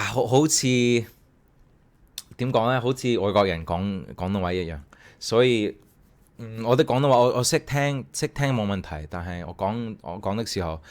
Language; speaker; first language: Cantonese; early bilingual, heritage; Cantonese